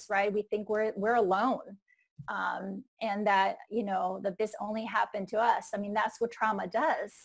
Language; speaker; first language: English; non-native, fluent; Icelandic